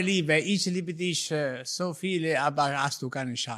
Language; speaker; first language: German; non-native, learner; Italian